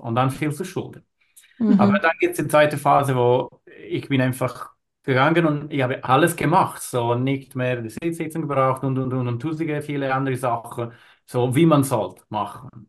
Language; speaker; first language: German; non-native, learner; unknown